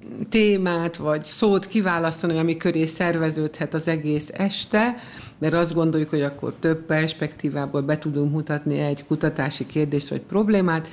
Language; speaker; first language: Hungarian; native; Hungarian